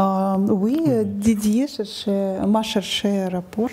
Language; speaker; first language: French; non-native, learner; Russian